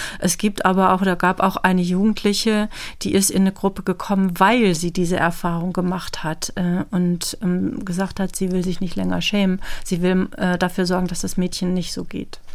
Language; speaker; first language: German; native; German